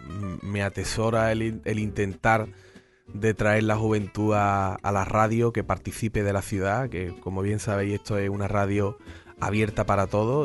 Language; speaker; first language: Spanish; native; Spanish